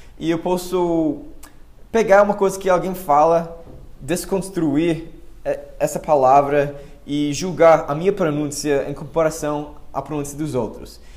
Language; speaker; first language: Portuguese; non-native, fluent; English